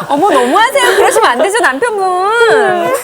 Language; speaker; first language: Korean; native; Korean